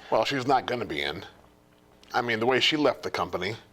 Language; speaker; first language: English; native; English